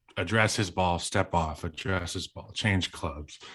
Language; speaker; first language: English; native; English